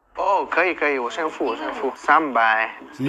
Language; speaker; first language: Chinese; non-native, fluent; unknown